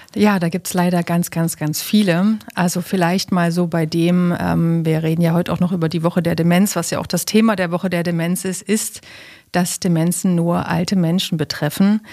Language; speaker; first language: German; native; German